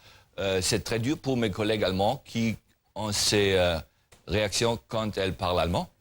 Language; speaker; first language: French; non-native, learner; German